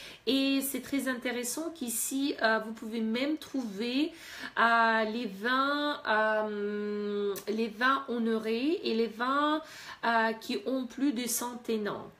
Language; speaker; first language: French; non-native, fluent; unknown